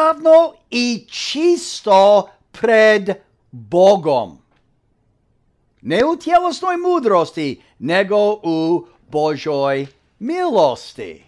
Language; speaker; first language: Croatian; early bilingual, heritage; English